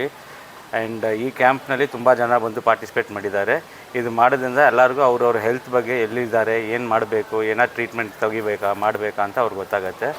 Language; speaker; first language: Kannada; native; Kannada